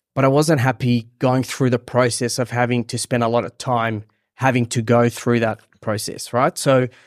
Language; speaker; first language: English; early bilingual, other home language; Hebrew